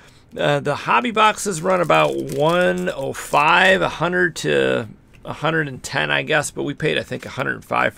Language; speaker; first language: English; native; English